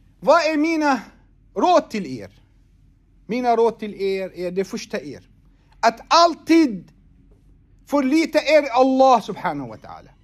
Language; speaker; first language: Swedish; non-native, fluent; Arabic